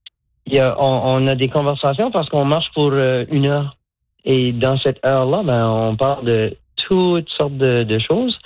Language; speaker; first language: French; native; French